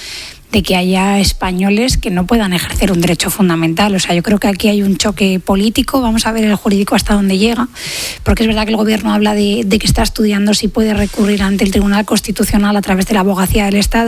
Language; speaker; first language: Spanish; non-native, learner; Arabic